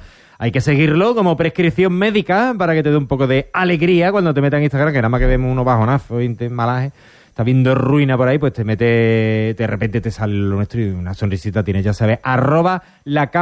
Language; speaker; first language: Spanish; native; Spanish